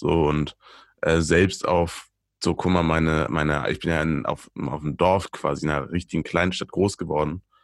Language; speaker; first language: German; native; German